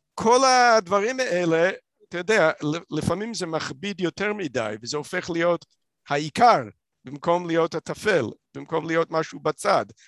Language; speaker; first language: Hebrew; non-native, fluent; English